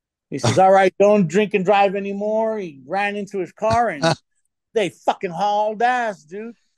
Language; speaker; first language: English; early bilingual, other home language; Spanish